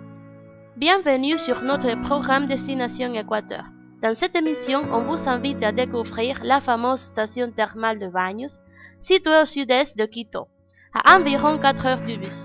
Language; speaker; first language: French; non-native, learner; Spanish